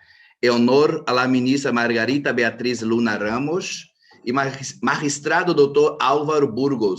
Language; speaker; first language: Spanish; non-native, fluent; Portuguese